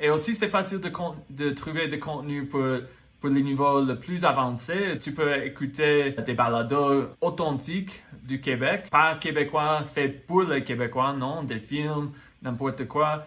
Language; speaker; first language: French; non-native, learner; English